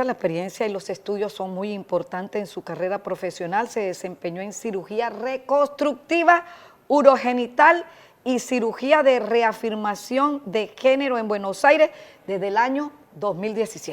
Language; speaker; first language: Spanish; native; Spanish